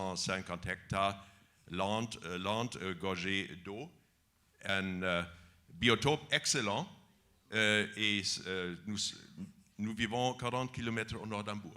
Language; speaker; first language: French; non-native, fluent; German